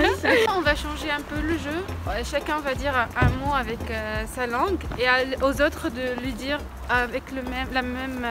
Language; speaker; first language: French; non-native, learner; Spanish